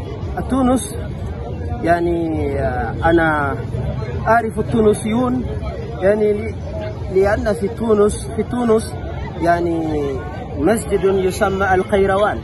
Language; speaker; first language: Arabic; non-native, fluent; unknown